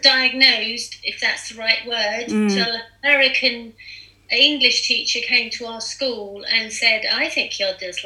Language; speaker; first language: English; native; English